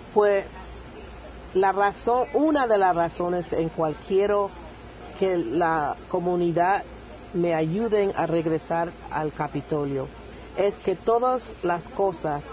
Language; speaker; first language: Spanish; native; Spanish